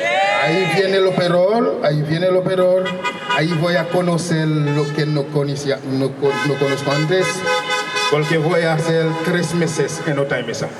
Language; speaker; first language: Spanish; non-native, local second language; Haitian Creole